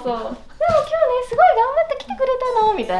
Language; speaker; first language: Japanese; native; Japanese